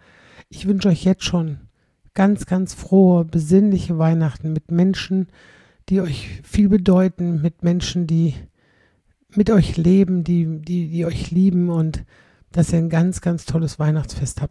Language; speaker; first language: German; native; German